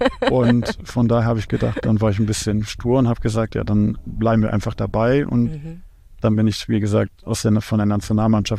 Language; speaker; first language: German; native; German